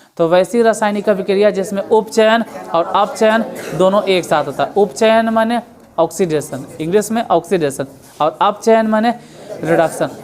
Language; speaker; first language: Hindi; native; Hindi